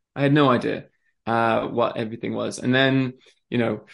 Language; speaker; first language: English; early bilingual, other home language; French